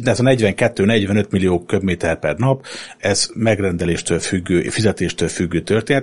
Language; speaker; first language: Hungarian; native; Hungarian